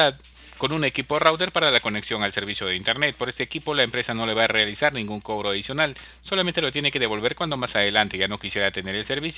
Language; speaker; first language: Spanish; native; Spanish